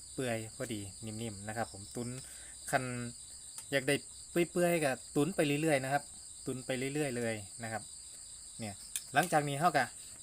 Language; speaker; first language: Thai; native; Thai